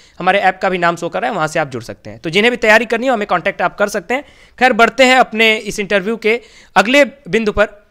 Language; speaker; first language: Hindi; native; Hindi